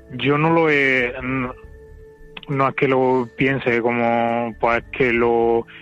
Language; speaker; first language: Spanish; native; Spanish